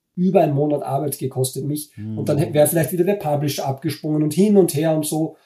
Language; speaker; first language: German; native; German